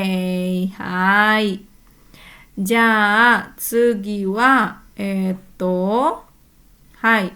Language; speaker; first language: Japanese; non-native, fluent; Indonesian